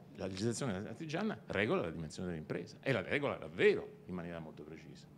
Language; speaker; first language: Italian; native; Italian